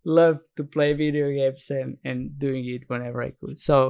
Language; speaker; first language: English; non-native, fluent; Slovenian